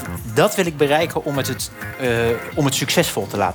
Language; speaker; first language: Dutch; native; Dutch